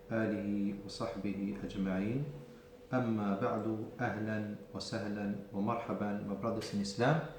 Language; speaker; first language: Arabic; non-native, fluent; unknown